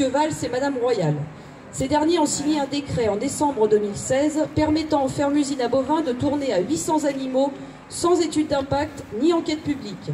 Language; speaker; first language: French; native; French